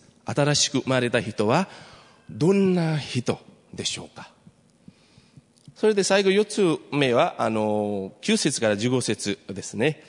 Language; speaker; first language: Japanese; non-native, fluent; Nepali